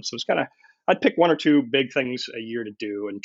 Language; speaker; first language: English; native; English